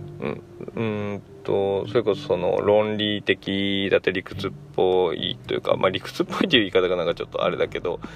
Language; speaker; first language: Japanese; native; Japanese